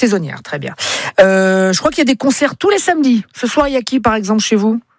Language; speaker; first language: French; native; French